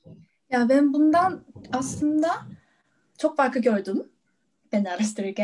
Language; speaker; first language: Turkish; non-native, fluent; Korean